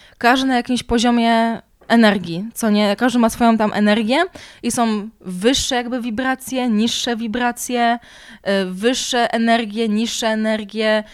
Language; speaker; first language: Polish; native; Polish